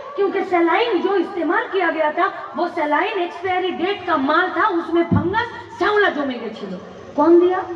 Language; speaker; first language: Hindi; non-native, local second language; Bangla